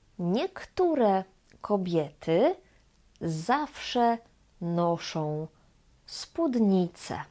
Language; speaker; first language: Polish; native; Polish